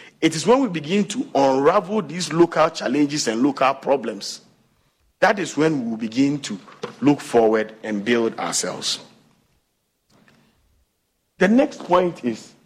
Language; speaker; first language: English; non-native, local second language; Akan